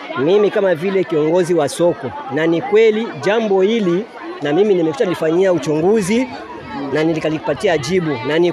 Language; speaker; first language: Swahili; non-native, local second language; Bembe